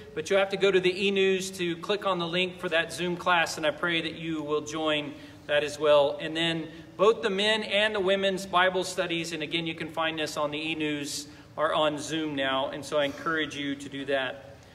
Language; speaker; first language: English; native; English